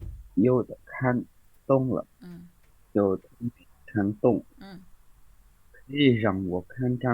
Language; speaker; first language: Chinese; non-native, learner; Indonesian